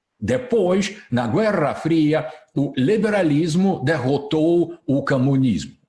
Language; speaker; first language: Portuguese; non-native, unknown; Russian